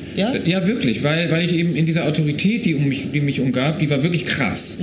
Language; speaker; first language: German; native; German